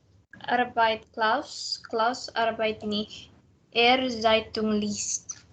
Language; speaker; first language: German; non-native, learner; Indonesian